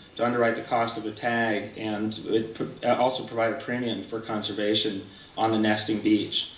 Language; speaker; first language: English; native; English